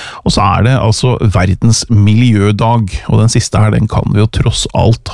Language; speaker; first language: Norwegian; native; Norwegian